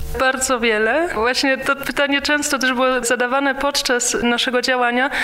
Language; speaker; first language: Polish; early bilingual, heritage; Polish